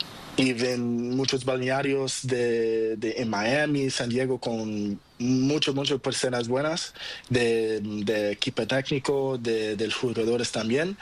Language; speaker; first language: Spanish; non-native, learner; Portuguese